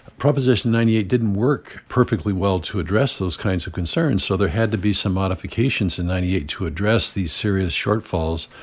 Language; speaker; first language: English; native; English